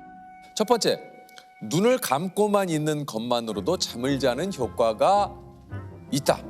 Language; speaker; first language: Korean; native; Korean